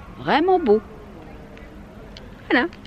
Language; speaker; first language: French; native; French